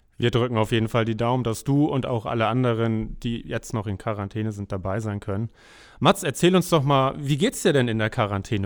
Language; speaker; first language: German; native; German